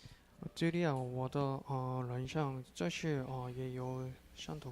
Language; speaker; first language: Chinese; non-native, learner; Korean